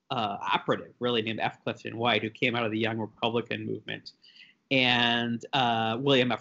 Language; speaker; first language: English; native; English